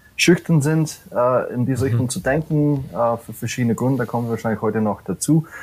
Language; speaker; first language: German; non-native, fluent; English